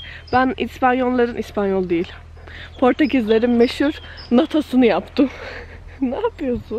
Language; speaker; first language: Turkish; native; Turkish